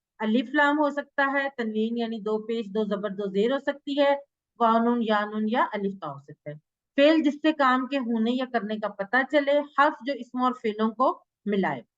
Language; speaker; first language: Urdu; native; Urdu